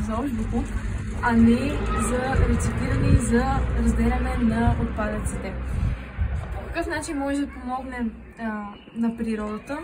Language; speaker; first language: Bulgarian; early bilingual, heritage; Bulgarian